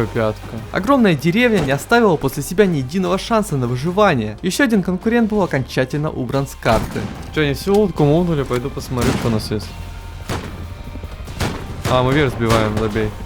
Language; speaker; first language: Russian; native; Russian